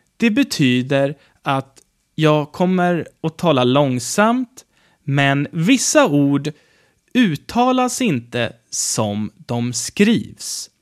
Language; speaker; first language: Swedish; native; Swedish